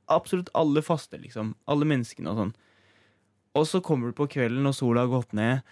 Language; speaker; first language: Norwegian; early bilingual, other home language; Turkish